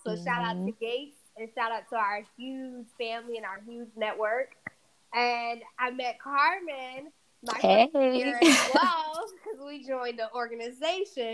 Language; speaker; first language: English; early bilingual, other home language; Fula